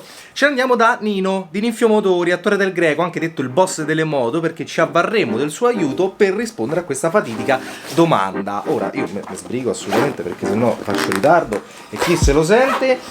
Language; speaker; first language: Italian; native; Italian